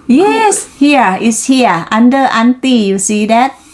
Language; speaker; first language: English; non-native, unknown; Thai